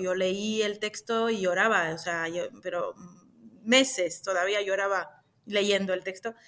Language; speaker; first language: Spanish; non-native, fluent; Hebrew